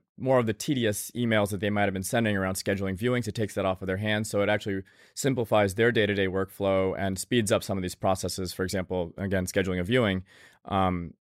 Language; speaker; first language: English; native; English